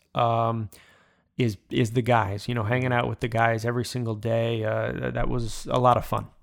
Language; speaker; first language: English; native; English